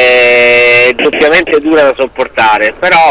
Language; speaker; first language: Italian; native; Italian